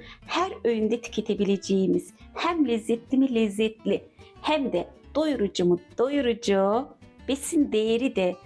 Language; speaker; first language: Turkish; native; Turkish